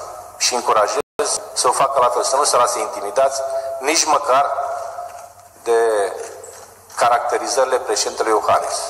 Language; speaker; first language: Romanian; native; Romanian